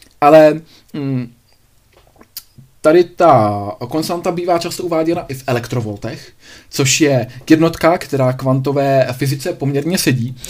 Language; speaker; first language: Czech; native; Czech